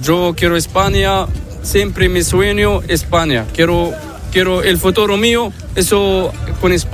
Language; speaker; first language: Spanish; non-native, learner; Arabic